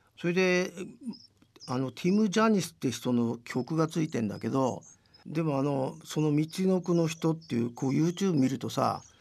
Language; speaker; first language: Japanese; native; Japanese